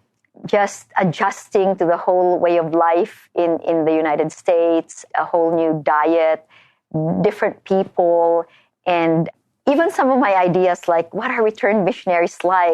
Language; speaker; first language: English; non-native, local second language; Filipino